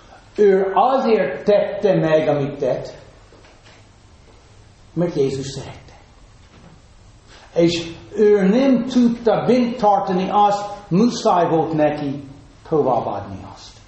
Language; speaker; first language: Hungarian; non-native, fluent; English